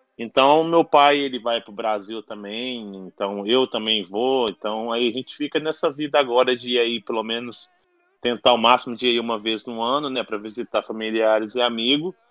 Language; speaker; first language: Portuguese; native; Portuguese